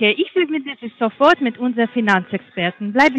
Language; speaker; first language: German; non-native, learner; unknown